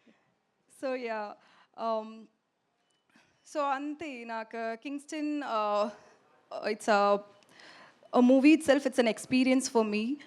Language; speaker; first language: Telugu; non-native, learner; Tamil